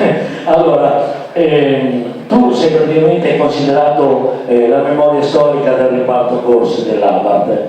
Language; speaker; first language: Italian; native; Italian